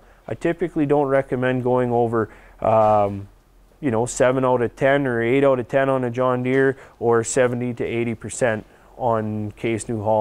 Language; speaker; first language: English; native; English